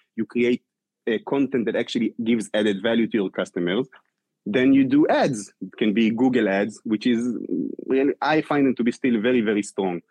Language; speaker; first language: English; non-native, fluent; Hebrew